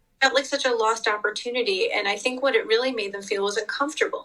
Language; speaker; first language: English; native; English